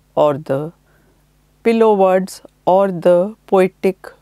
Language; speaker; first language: English; non-native, local second language; Hindi